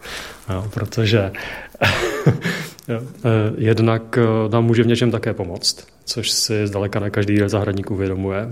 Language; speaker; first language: Czech; native; Czech